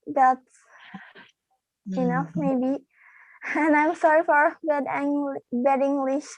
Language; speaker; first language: English; non-native, learner; Indonesian